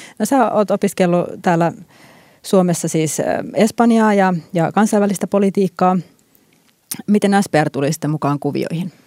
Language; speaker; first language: Finnish; native; Finnish